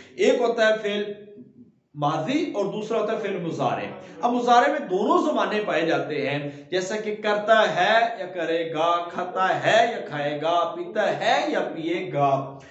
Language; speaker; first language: Urdu; non-native, local second language; Punjabi